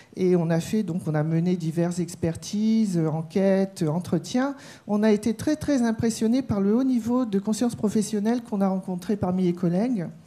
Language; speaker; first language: French; native; French